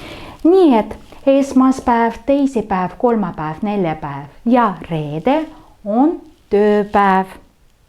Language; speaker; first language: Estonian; non-native, local second language; Russian